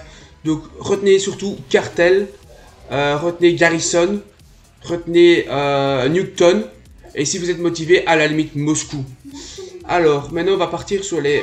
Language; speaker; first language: French; native; French